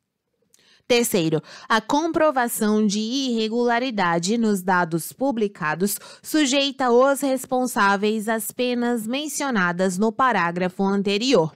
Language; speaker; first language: Portuguese; native; Portuguese